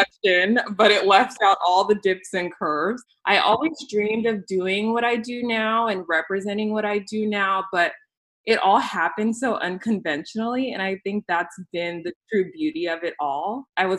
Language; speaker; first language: English; native; English